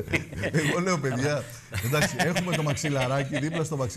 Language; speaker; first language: Greek; native; Greek